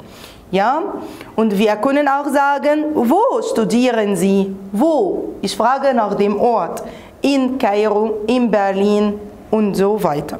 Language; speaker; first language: German; non-native, fluent; Arabic